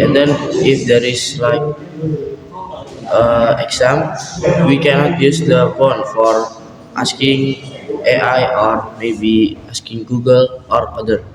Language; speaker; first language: English; non-native, learner; Indonesian